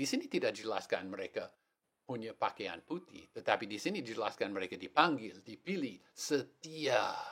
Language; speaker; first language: Malay; non-native, fluent; English